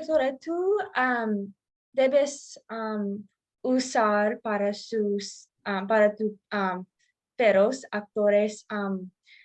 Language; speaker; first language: Spanish; non-native, learner; English